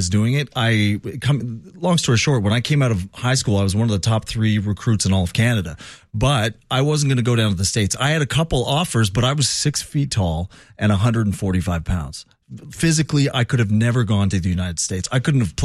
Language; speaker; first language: English; native; English